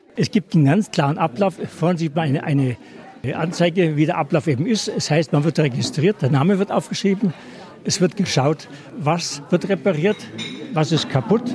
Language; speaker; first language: German; native; German